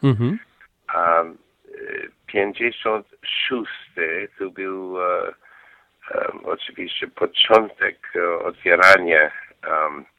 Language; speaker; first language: Polish; non-native, learner; English